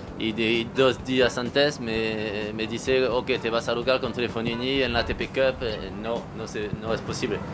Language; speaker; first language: Spanish; non-native, learner; French